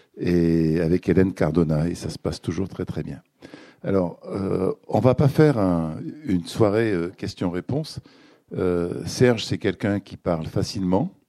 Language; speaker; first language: French; native; French